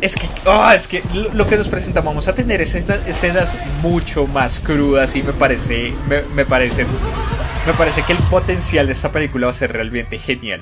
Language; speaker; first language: Spanish; native; Spanish